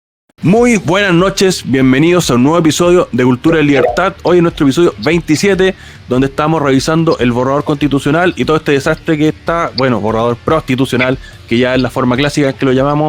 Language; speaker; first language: Spanish; native; Spanish